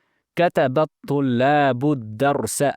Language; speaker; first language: Arabic; non-native, fluent; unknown